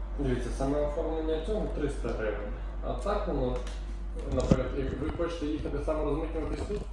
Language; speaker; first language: Ukrainian; native; Ukrainian